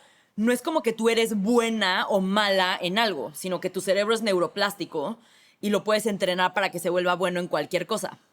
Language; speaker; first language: Spanish; native; Spanish